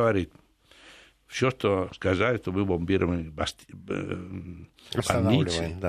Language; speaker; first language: Russian; non-native, fluent; Italian